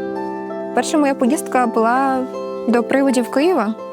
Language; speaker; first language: Ukrainian; native; Ukrainian